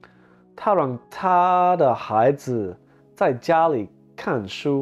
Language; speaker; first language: Chinese; non-native, learner; English